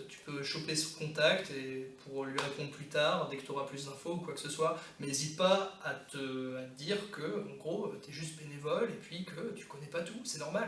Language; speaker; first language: French; native; French